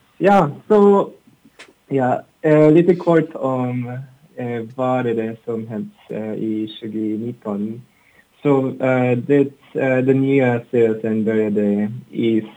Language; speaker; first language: Swedish; non-native, learner; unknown